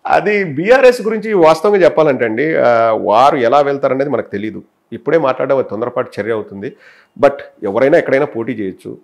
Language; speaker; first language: Telugu; native; Telugu